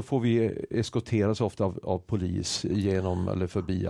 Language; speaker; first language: Swedish; native; Swedish